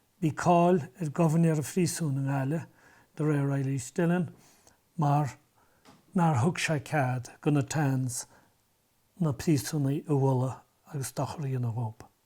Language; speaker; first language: Irish; native; Irish